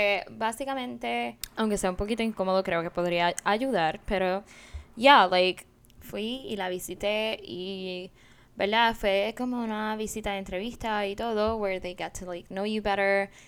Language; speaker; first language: Spanish; early bilingual, heritage; Spanish